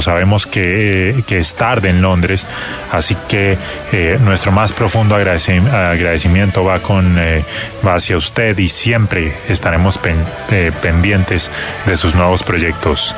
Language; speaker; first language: Spanish; native; Spanish